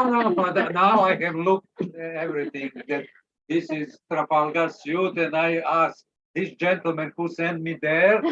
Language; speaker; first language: English; non-native, learner; Serbian